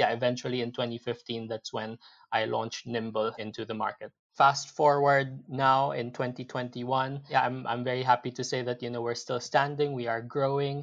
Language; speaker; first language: English; non-native, local second language; Filipino